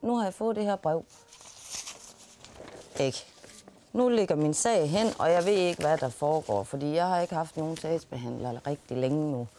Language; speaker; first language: Danish; native; Danish